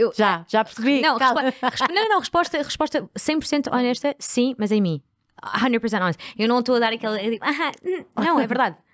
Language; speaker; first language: Portuguese; non-native, local second language; English